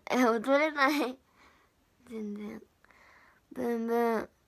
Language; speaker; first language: Japanese; native; Japanese